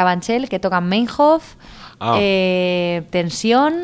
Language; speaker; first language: Spanish; native; Spanish